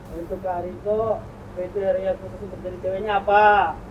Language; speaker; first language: Indonesian; native; Indonesian